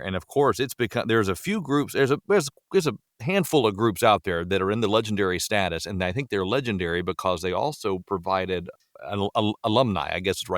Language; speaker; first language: English; native; English